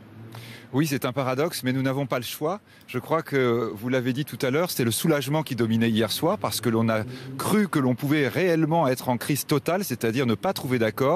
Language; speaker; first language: French; native; French